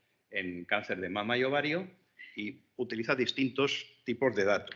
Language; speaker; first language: Spanish; native; Spanish